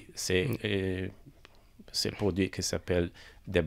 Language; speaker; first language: French; non-native, learner; English